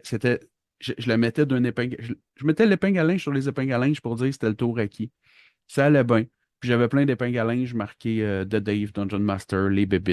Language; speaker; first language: French; native; French